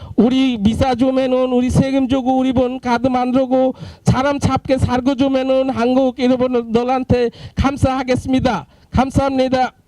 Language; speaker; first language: Korean; non-native, learner; Bangla